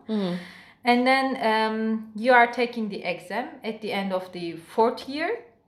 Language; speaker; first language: English; non-native, fluent; Turkish